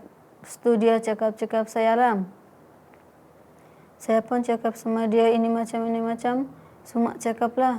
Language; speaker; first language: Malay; non-native, learner; Bangla